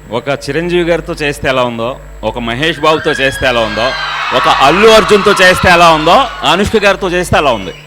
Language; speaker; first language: Telugu; native; Telugu